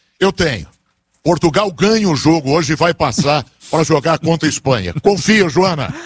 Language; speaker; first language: Portuguese; native; Portuguese